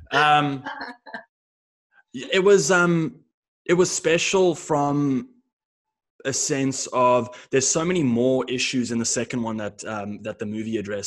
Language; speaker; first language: English; native; English